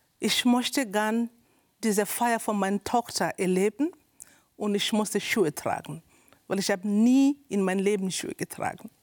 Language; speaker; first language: German; non-native, learner; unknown